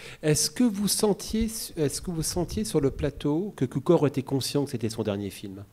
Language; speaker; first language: French; native; French